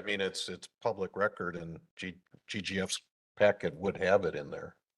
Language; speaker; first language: English; native; English